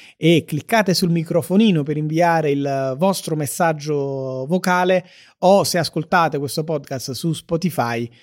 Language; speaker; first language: Italian; native; Italian